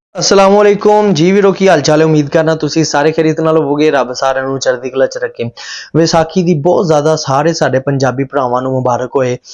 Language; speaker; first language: Punjabi; native; Punjabi